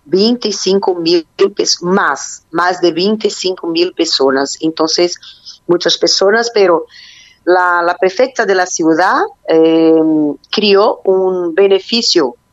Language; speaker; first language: Spanish; non-native, learner; Portuguese